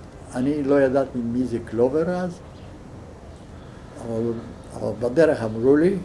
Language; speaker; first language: Hebrew; non-native, fluent; Yiddish